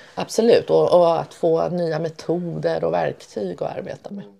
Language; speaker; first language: Swedish; early bilingual, other home language; Persian